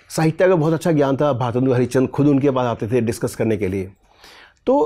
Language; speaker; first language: Hindi; native; Hindi